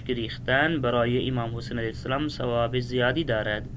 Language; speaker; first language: Persian; non-native, fluent; Urdu